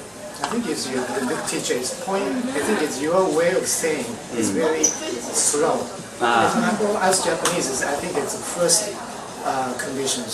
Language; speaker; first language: English; non-native, learner; Japanese